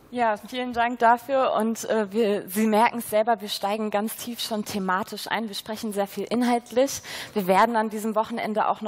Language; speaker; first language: German; native; German